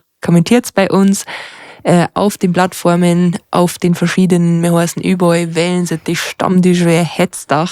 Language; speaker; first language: German; native; German